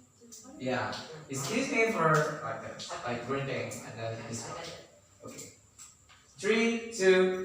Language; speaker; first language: English; non-native, learner; Indonesian